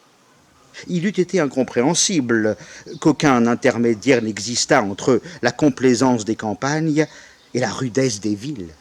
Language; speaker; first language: French; native; French